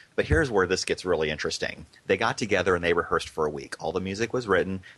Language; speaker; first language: English; native; English